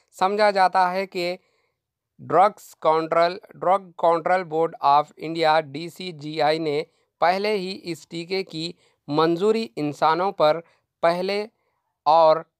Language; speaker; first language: Urdu; native; Urdu